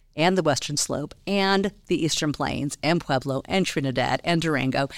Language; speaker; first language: English; native; English